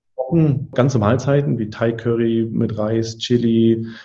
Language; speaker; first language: German; native; German